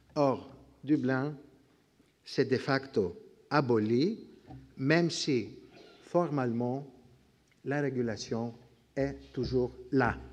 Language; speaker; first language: French; non-native, fluent; Greek